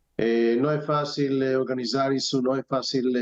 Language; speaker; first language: Portuguese; non-native, fluent; Hebrew